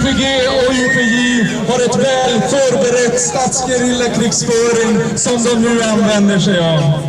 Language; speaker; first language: Swedish; native; Swedish